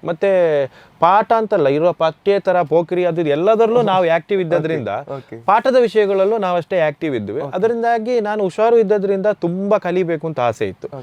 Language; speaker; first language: Kannada; native; Kannada